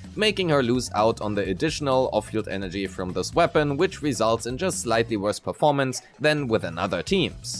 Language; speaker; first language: English; non-native, fluent; German